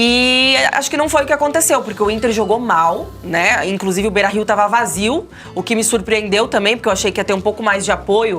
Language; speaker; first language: Portuguese; native; Portuguese